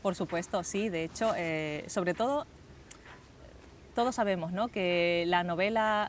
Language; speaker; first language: Spanish; native; Spanish